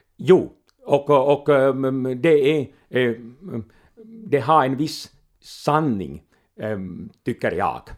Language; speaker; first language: Swedish; non-native, local second language; Finnish